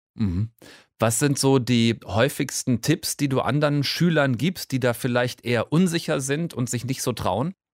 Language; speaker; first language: German; native; German